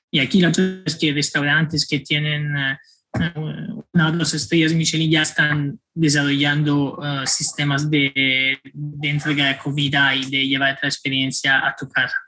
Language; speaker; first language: Spanish; non-native, fluent; Italian